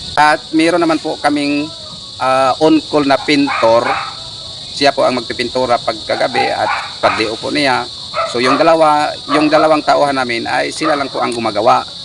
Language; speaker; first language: Filipino; non-native, local second language; Cebuano